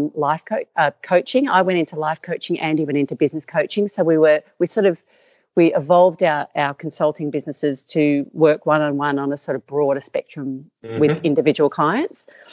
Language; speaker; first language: English; native; English